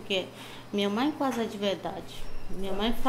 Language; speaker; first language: Portuguese; non-native, local second language; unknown